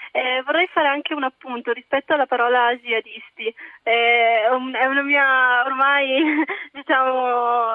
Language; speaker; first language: Italian; early bilingual, other home language; Arabic